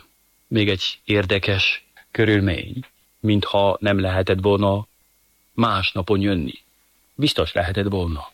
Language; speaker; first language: Hungarian; non-native, fluent; French